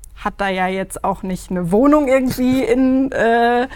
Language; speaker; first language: German; native; German